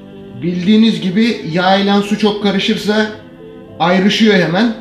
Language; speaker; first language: Turkish; native; Turkish